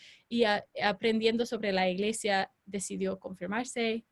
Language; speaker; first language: Spanish; non-native, fluent; English